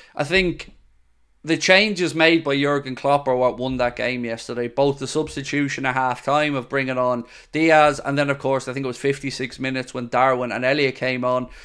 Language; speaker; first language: English; native; English